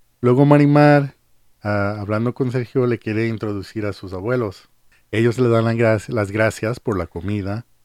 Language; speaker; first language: Spanish; early bilingual, heritage; Spanish